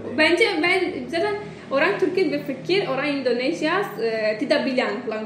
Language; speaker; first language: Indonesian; non-native, learner; Turkish